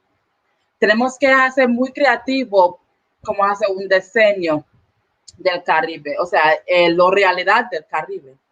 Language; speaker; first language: Spanish; non-native, learner; English